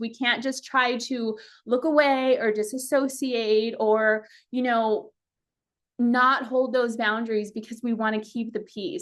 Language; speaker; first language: English; native; English